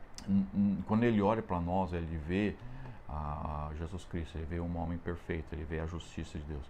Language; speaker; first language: Portuguese; non-native, fluent; English